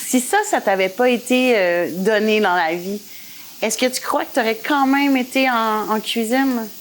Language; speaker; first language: French; native; French